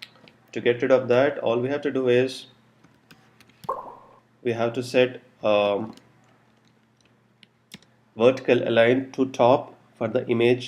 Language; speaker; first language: English; non-native, local second language; Telugu